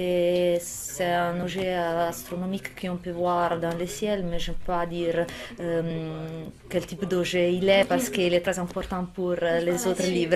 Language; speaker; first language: French; non-native, fluent; Italian